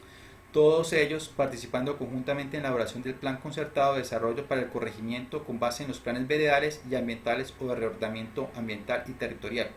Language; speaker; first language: Spanish; native; Spanish